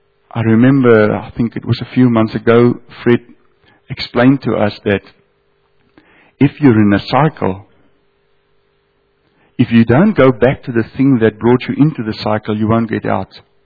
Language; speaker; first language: English; non-native, local second language; Afrikaans